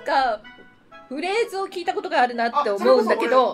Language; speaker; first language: Japanese; native; Japanese